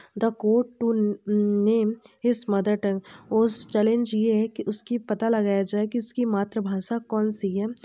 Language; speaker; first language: Hindi; native; Hindi